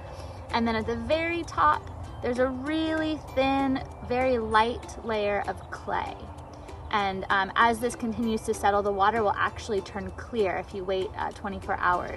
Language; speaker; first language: English; native; English